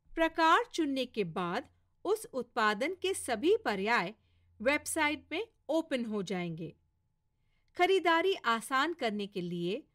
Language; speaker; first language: Hindi; non-native, local second language; Marathi